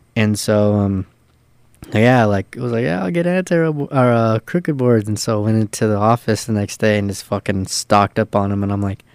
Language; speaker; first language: English; native; English